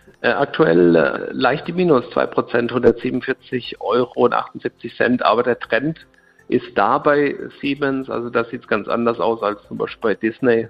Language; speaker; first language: German; native; German